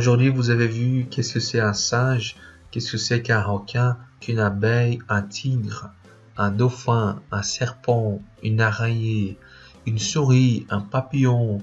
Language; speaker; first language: French; non-native, fluent; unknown